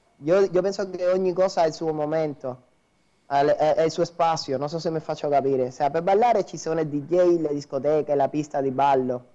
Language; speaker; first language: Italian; non-native, fluent; Spanish